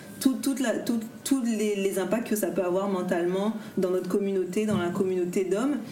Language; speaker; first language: French; native; French